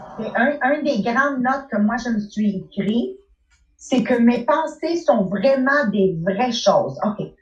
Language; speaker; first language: French; native; French